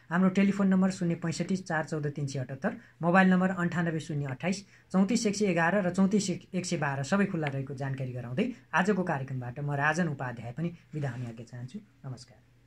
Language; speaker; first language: Nepali; native; Nepali